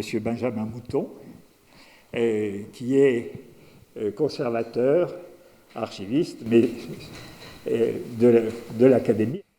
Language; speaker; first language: French; native; French